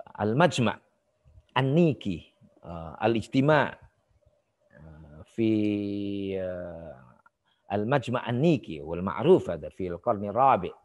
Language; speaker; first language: Arabic; non-native, fluent; Indonesian